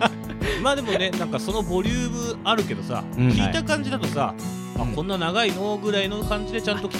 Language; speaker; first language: Japanese; native; Japanese